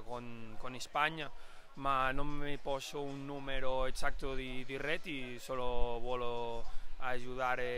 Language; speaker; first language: Italian; non-native, learner; Spanish